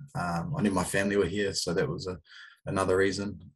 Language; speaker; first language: English; native; English